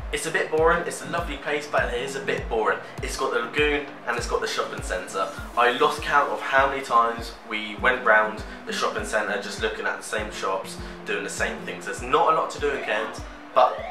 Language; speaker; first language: English; native; English